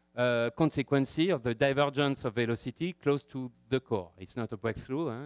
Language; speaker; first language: English; non-native, fluent; French